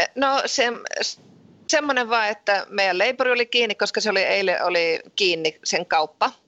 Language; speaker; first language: Finnish; early bilingual, heritage; Finnish